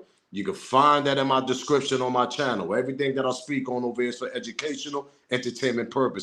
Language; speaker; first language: English; native; English